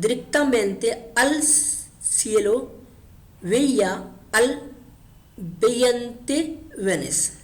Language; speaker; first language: Spanish; non-native, fluent; Hindi